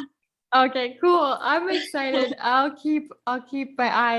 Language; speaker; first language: English; native; English